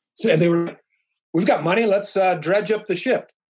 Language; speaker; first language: English; native; English